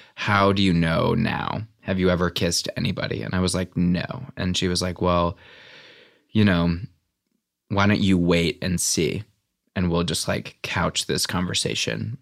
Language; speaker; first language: English; native; English